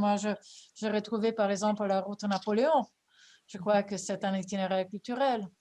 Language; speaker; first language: French; non-native, fluent; Italian